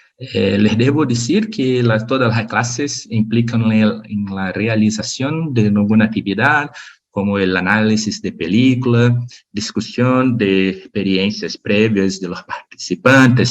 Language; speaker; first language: Spanish; non-native, learner; Portuguese